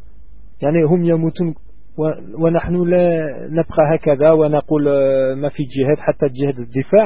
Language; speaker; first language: Arabic; non-native, learner; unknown